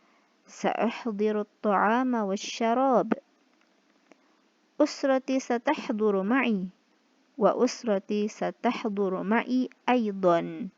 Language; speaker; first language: Arabic; non-native, fluent; Indonesian